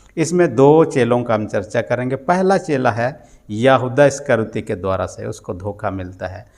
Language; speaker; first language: Hindi; non-native, local second language; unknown